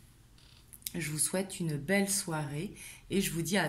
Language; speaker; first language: French; native; French